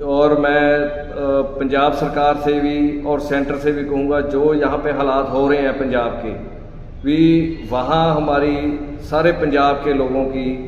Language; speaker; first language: Hindi; non-native, local second language; Punjabi